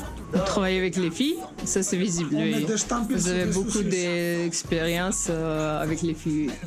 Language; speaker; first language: French; non-native, learner; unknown